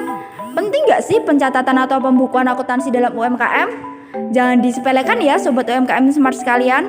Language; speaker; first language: Indonesian; native; Indonesian